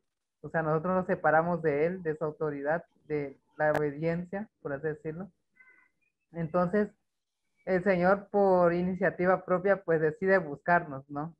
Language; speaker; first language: Spanish; native; Spanish